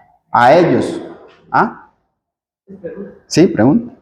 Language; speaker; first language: Spanish; native; Spanish